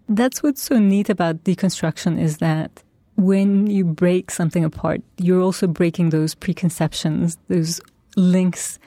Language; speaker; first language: English; non-native, fluent; Turkish